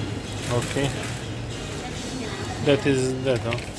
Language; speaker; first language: English; non-native, learner; Serbian